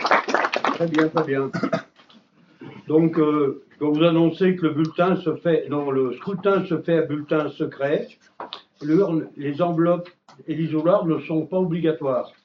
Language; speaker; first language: French; native; French